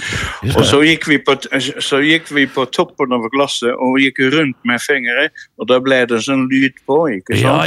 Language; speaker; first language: Norwegian; non-native, fluent; Dutch